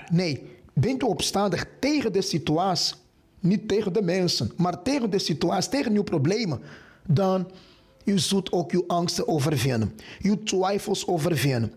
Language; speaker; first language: Dutch; non-native, fluent; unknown